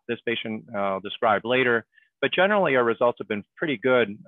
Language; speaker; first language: English; native; English